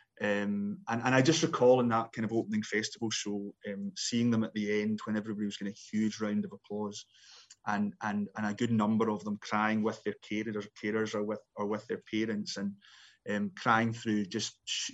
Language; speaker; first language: English; native; English